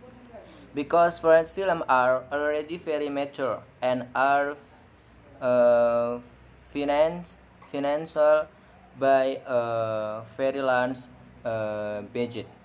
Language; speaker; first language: English; non-native, learner; Indonesian